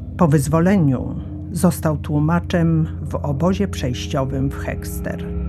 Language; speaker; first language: Polish; native; Polish